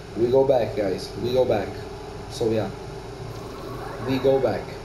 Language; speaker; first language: English; non-native, learner; Italian